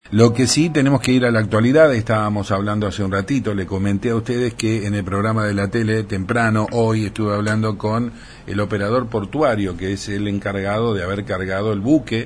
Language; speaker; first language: Spanish; native; Spanish